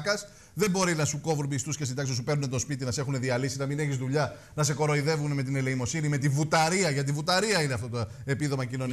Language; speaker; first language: Greek; native; Greek